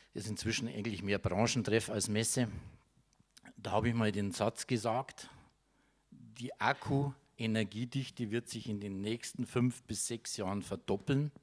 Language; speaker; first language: German; native; German